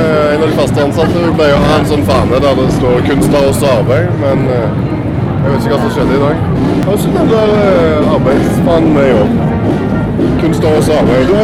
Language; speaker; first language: Norwegian; native; Norwegian